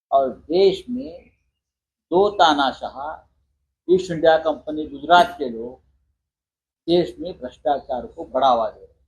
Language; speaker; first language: Hindi; non-native, local second language; Marathi